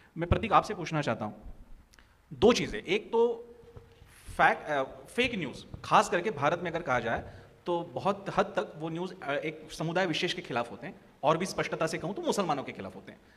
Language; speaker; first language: Hindi; non-native, local second language; Marathi